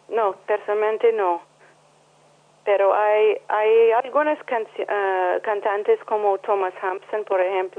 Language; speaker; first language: Spanish; non-native, learner; English